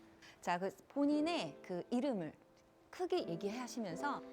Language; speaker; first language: Korean; native; Korean